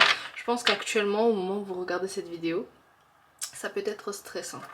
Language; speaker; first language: French; native; French